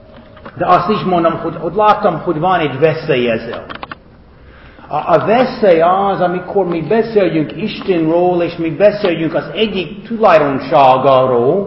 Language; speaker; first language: Hungarian; non-native, learner; English